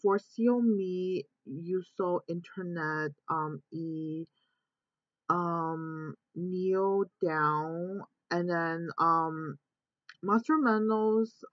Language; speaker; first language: Spanish; non-native, learner; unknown